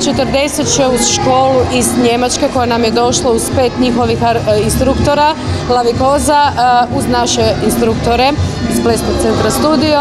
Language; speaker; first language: Croatian; native; Croatian